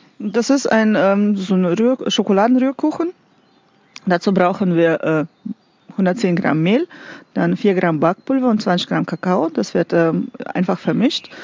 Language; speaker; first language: German; non-native, fluent; Russian